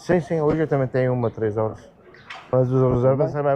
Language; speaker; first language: Portuguese; non-native, learner; German